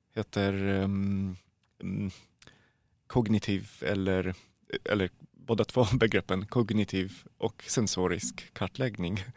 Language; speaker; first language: Swedish; non-native, fluent; Polish